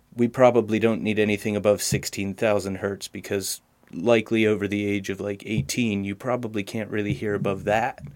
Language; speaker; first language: English; native; English